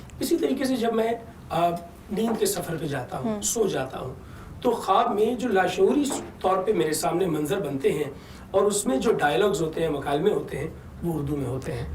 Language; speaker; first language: Urdu; non-native, local second language; Punjabi